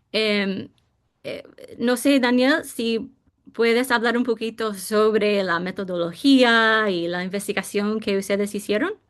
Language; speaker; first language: Spanish; non-native, fluent; English